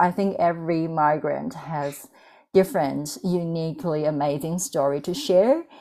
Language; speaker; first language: English; non-native, fluent; Chinese